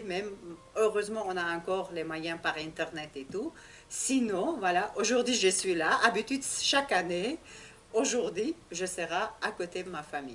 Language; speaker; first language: French; non-native, learner; Russian